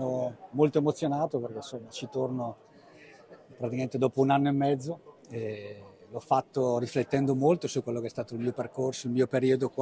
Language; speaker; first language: Italian; native; Italian